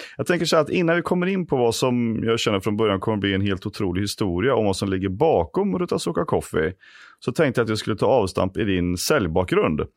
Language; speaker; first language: Swedish; native; Swedish